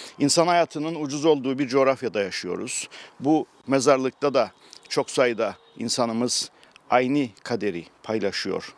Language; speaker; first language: Turkish; native; Turkish